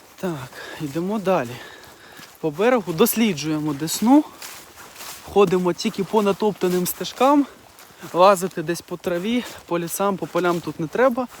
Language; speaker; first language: Ukrainian; native; Ukrainian